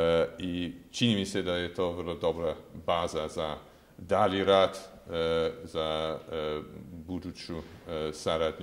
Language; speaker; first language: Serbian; non-native, fluent; English